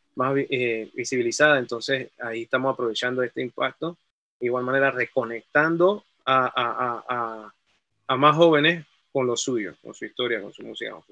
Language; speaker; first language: Spanish; native; Spanish